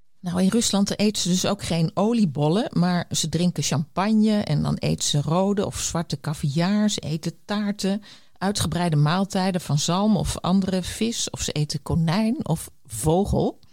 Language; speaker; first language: Dutch; native; Dutch